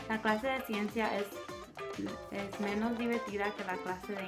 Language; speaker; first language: Spanish; non-native, learner; English